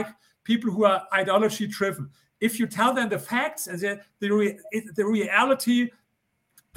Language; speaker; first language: English; non-native, fluent; German